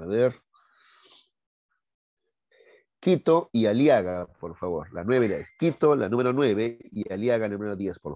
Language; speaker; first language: Spanish; native; Spanish